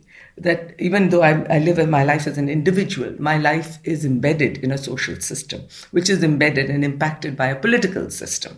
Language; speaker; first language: English; non-native, local second language; Marathi